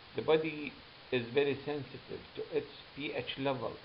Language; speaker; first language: English; non-native, fluent; Arabic